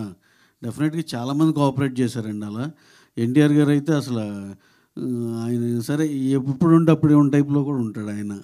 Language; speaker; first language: Telugu; native; Telugu